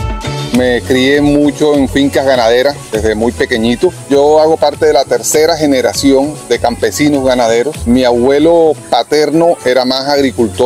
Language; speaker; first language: Spanish; native; Spanish